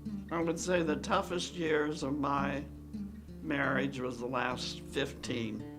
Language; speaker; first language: English; native; English